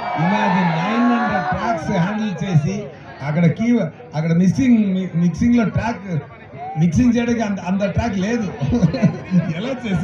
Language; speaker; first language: Telugu; non-native, learner; Tamil